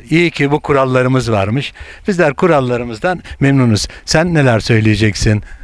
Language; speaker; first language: Turkish; native; Turkish